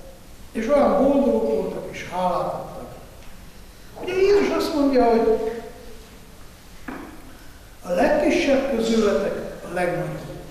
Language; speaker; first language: Hungarian; non-native, fluent; Italian